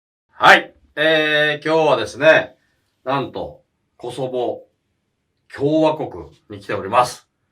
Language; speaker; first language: Japanese; native; Japanese